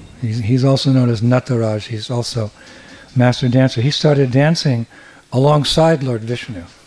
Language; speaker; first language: English; native; English